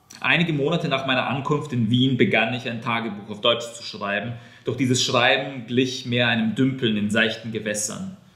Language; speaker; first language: German; non-native, fluent; Serbian